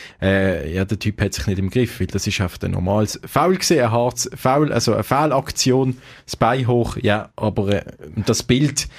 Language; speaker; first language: German; native; German